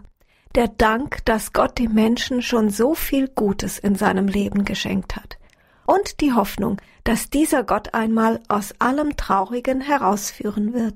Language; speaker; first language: German; native; German